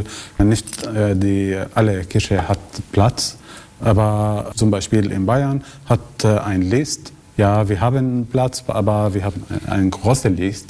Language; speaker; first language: German; non-native, learner; Arabic